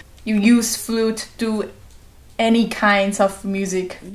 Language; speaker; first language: English; non-native, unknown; Chinese